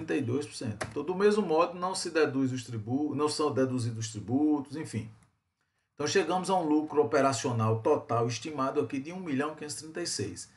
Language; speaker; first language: Portuguese; native; Portuguese